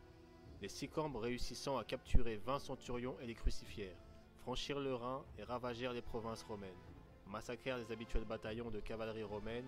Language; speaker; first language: French; native; French